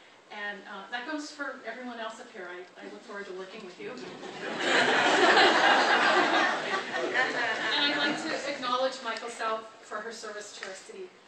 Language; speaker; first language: English; early bilingual, other home language; Spanish